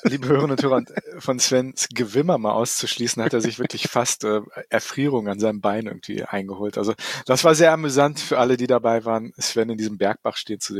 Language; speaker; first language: German; native; German